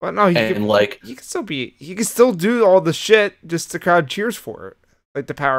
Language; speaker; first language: English; native; English